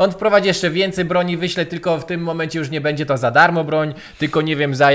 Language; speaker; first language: Polish; native; Polish